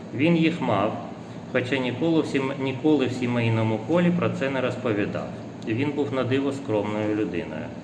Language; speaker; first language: Ukrainian; non-native, local second language; Russian